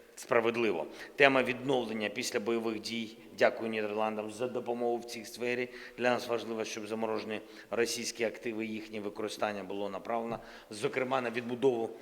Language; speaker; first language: Ukrainian; non-native, local second language; Russian